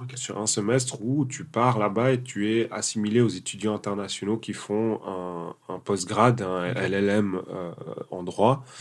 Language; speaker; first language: French; early bilingual, other home language; Portuguese